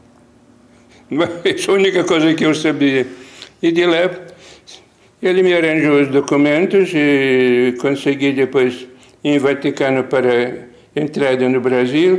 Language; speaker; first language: Portuguese; non-native, fluent; Lithuanian